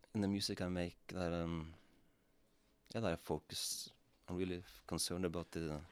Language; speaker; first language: English; non-native, fluent; Norwegian